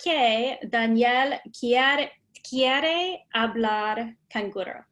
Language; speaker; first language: Spanish; non-native, learner; English